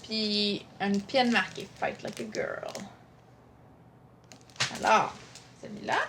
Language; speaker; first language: French; native; French